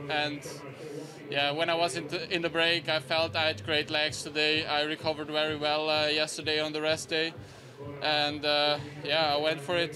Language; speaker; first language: English; non-native, fluent; German